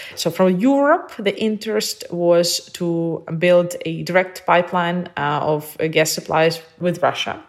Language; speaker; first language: English; early bilingual, other home language; Ukrainian